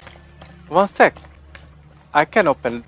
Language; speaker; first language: English; non-native, learner; Spanish